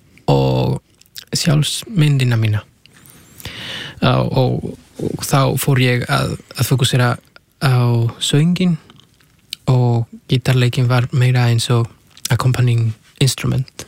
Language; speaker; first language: Icelandic; non-native, fluent; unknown